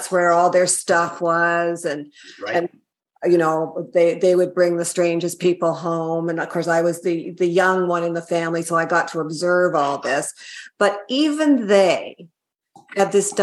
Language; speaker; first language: English; native; English